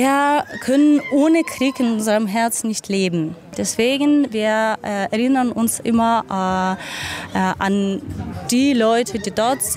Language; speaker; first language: German; non-native, fluent; Ukrainian